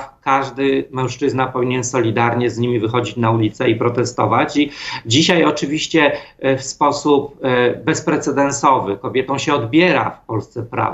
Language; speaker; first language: Polish; native; Polish